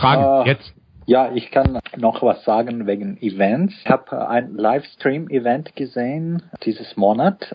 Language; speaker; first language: German; non-native, fluent; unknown